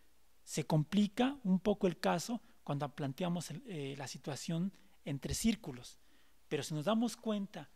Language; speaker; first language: Spanish; native; Spanish